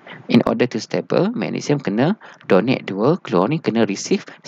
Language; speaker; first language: English; non-native, local second language; Malay